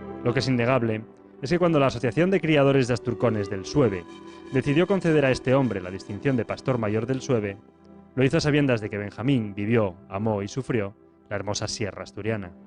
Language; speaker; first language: Spanish; native; Spanish